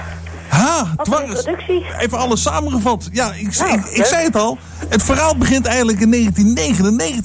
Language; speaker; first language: Dutch; native; Dutch